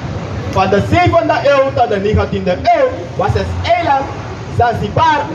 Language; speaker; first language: Dutch; non-native, local second language; Sranan Tongo